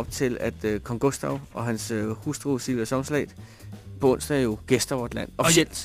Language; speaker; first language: Danish; native; Danish